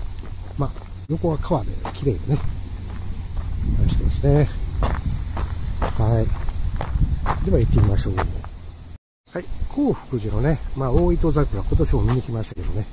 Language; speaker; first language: Japanese; native; Japanese